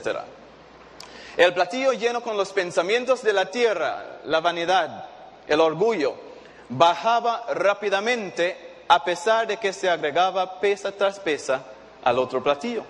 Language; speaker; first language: Spanish; non-native, fluent; English